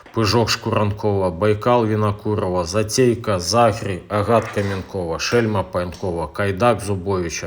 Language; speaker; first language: Russian; native; Russian